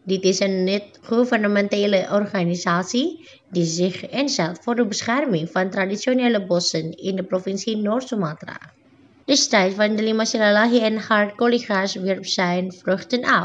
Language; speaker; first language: Dutch; non-native, fluent; Indonesian